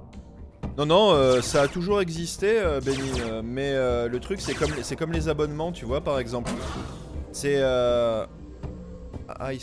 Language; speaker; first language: French; native; French